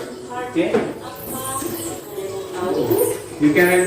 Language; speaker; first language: English; non-native, learner; Indonesian